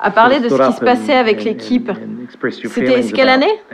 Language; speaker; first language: French; non-native, fluent; English